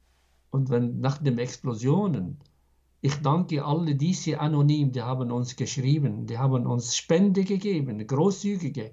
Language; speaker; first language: German; non-native, fluent; Arabic